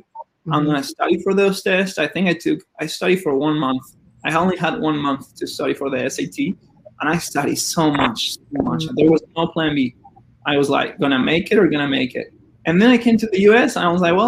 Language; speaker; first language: English; non-native, fluent; Spanish